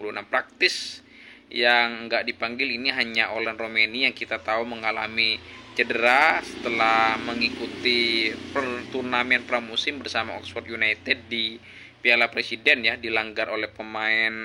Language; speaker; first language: Indonesian; native; Indonesian